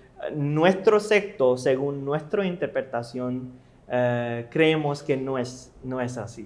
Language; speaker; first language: Spanish; non-native, learner; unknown